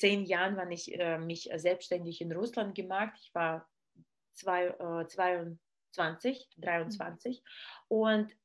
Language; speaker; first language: German; non-native, learner; Russian